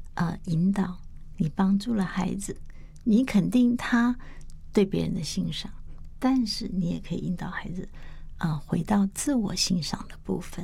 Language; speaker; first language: Chinese; native; Chinese